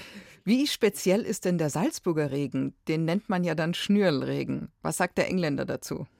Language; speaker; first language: German; native; German